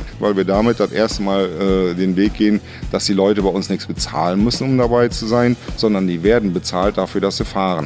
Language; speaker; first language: German; native; German